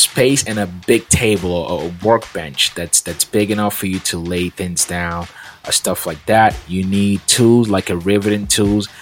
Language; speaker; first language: English; non-native, local second language; Yoruba